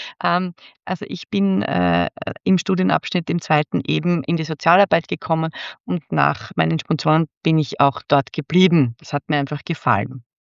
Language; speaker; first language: German; native; German